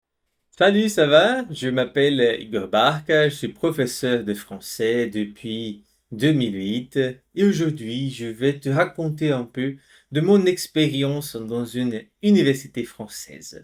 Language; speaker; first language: French; non-native, fluent; Portuguese